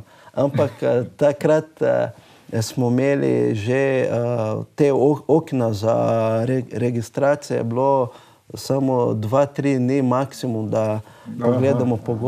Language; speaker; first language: Slovenian; non-native, learner; Portuguese